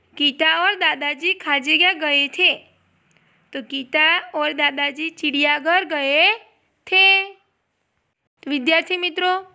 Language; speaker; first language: Hindi; non-native, local second language; Gujarati